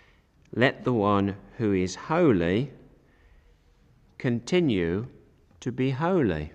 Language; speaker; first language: English; native; English